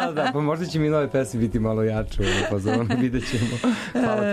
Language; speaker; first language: Serbian; native; Serbian